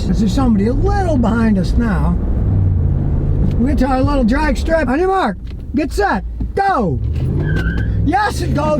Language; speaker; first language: English; native; English